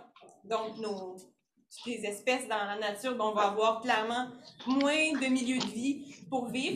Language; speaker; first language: French; native; French